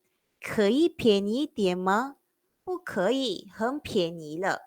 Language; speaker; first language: Chinese; non-native, local second language; Malay